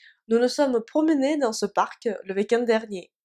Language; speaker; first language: French; non-native, fluent; Russian